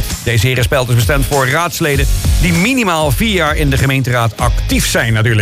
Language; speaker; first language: Dutch; native; Dutch